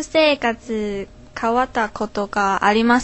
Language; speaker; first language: Japanese; non-native, learner; Chinese